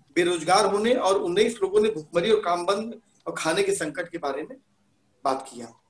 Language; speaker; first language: Hindi; native; Hindi